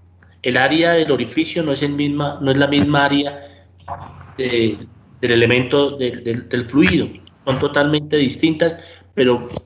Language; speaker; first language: Spanish; native; Spanish